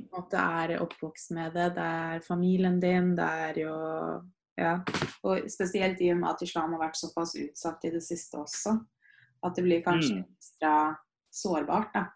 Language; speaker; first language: Norwegian; early bilingual, other home language; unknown